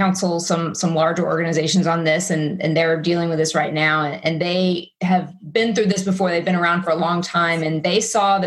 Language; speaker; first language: English; native; English